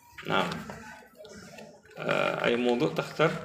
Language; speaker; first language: Arabic; non-native, fluent; Indonesian